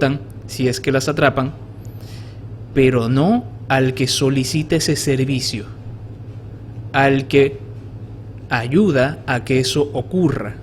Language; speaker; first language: Spanish; native; Spanish